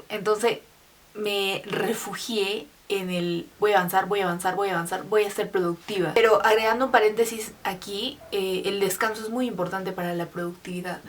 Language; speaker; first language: Spanish; native; Spanish